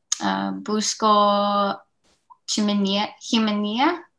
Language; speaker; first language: Spanish; non-native, learner; English